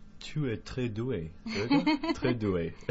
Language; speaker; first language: French; non-native, fluent; English